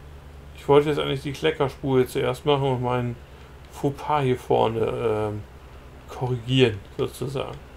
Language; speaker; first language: German; native; German